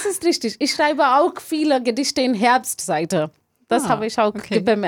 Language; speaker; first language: German; non-native, learner; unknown